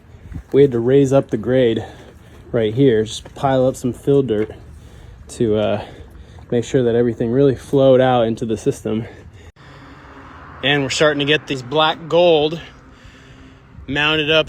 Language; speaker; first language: English; native; English